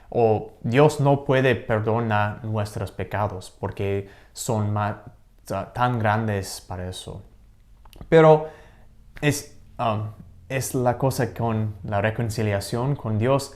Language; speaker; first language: Spanish; non-native, learner; English